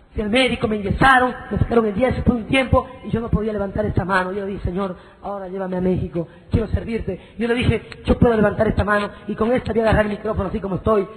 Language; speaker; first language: Spanish; native; Spanish